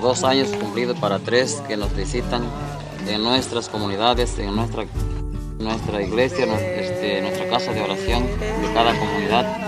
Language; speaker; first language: Spanish; non-native, local second language; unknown